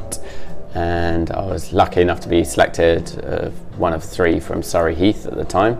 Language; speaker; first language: English; native; English